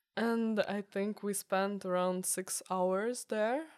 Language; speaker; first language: English; non-native, fluent; Ukrainian